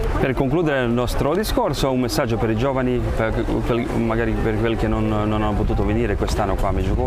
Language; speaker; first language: Italian; non-native, fluent; Croatian